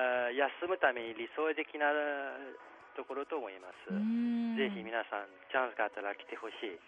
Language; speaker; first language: Japanese; non-native, fluent; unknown